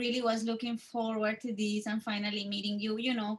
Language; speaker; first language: English; non-native, fluent; Spanish